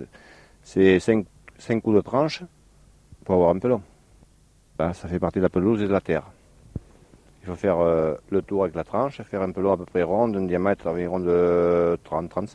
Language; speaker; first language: French; native; French